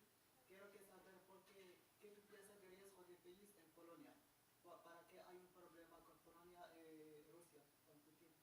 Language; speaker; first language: Spanish; non-native, learner; Arabic